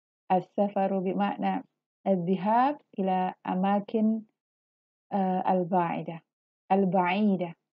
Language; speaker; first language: Arabic; non-native, fluent; Indonesian